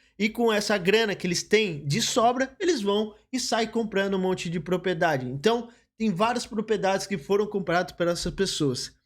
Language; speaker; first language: Portuguese; native; Portuguese